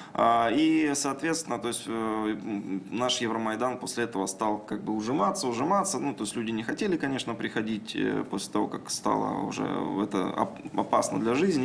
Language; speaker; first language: Russian; native; Russian